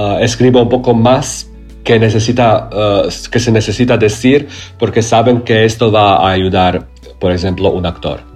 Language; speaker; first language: Spanish; non-native, learner; Croatian